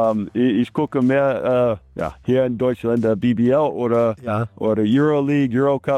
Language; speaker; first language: German; non-native, learner; English